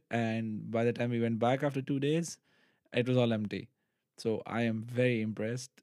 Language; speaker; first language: English; non-native, local second language; Urdu